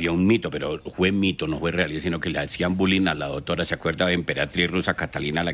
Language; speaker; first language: Spanish; native; Spanish